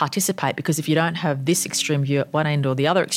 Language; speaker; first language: English; non-native, local second language; Armenian